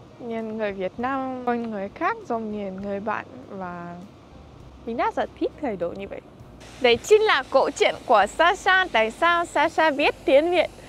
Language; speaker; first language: Vietnamese; non-native, fluent; Russian